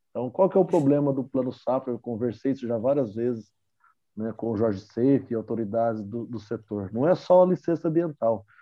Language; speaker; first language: Portuguese; native; Portuguese